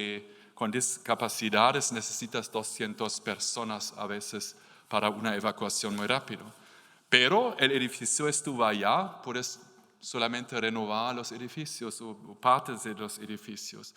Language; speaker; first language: Spanish; non-native, learner; German